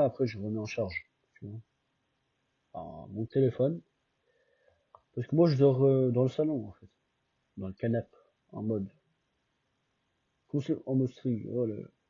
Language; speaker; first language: French; non-native, fluent; Albanian